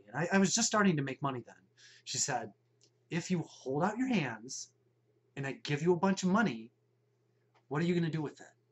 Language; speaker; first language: English; native; English